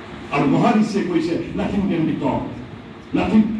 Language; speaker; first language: English; non-native, local second language; Assamese